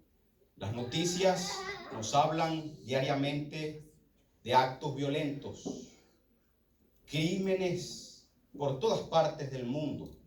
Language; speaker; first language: Spanish; native; Spanish